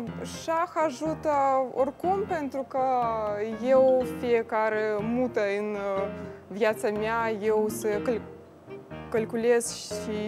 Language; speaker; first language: Romanian; non-native, learner; Russian